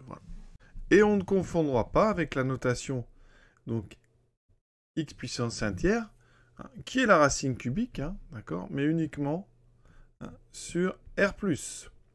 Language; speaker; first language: French; native; French